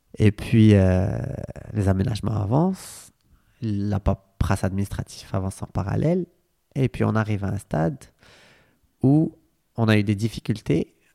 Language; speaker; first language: French; non-native, local second language; Arabic